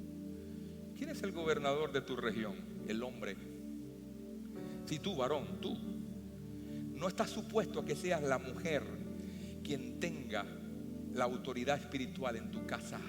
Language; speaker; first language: Spanish; native; Spanish